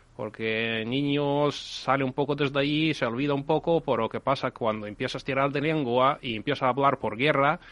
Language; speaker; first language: Spanish; non-native, fluent; Ukrainian